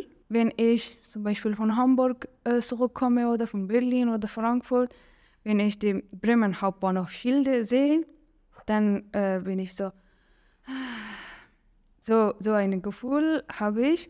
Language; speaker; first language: German; non-native, learner; Persian